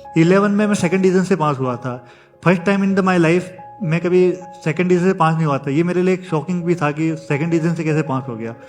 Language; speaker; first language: Hindi; native; Hindi